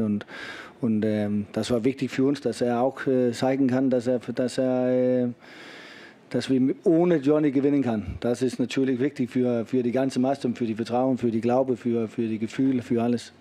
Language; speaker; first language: German; non-native, fluent; Danish